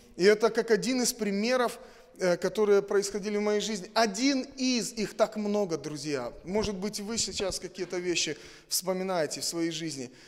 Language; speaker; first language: Russian; native; Russian